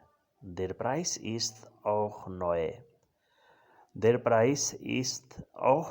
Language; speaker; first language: German; non-native, learner; Urdu